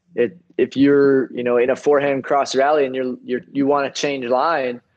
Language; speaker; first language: English; native; English